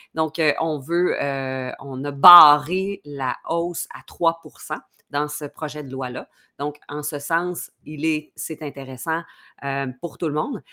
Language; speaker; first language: French; native; French